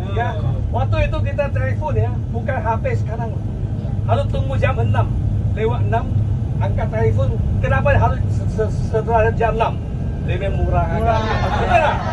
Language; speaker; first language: Malay; non-native, local second language; Chinese